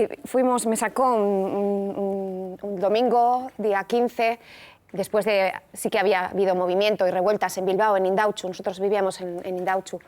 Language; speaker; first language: Spanish; native; Spanish